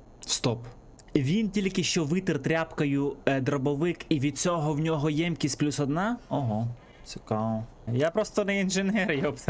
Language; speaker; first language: Ukrainian; native; Ukrainian